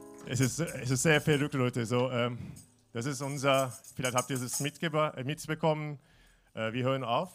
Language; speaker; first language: German; non-native, fluent; Turkish